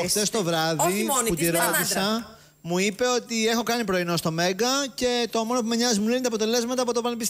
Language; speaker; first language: Greek; native; Greek